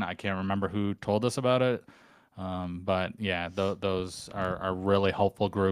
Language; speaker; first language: English; native; English